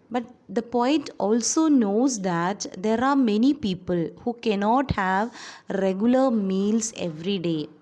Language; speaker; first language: English; non-native, local second language; Malayalam